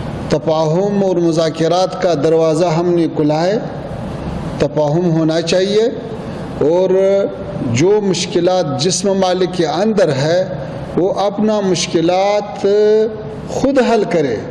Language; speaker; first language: Hindi; non-native, fluent; Pashto